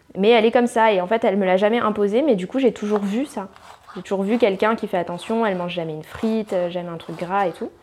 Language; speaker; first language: French; native; French